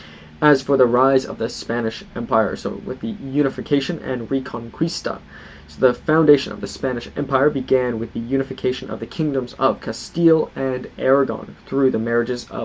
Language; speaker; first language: English; native; English